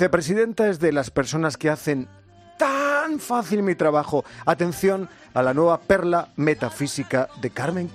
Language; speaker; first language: Spanish; native; Spanish